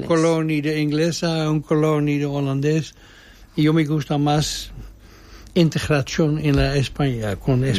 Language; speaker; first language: Spanish; non-native, learner; Dutch